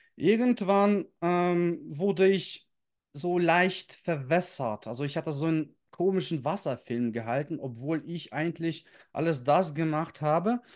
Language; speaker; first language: German; early bilingual, other home language; Russian